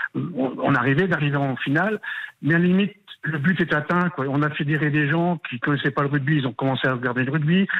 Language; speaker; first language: French; native; French